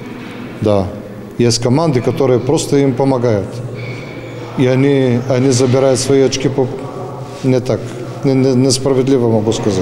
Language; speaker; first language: Russian; non-native, fluent; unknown